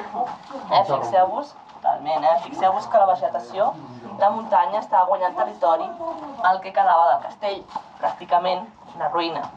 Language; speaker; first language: Catalan; native; Catalan